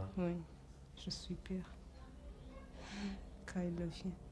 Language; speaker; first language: French; non-native, learner; Kinyarwanda